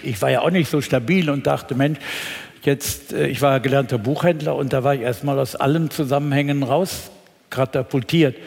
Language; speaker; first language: German; native; German